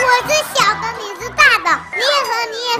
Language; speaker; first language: Chinese; native; Chinese